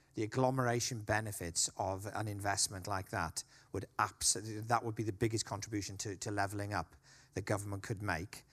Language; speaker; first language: English; native; English